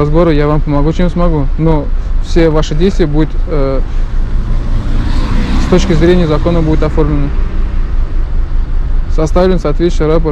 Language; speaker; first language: Russian; native; Russian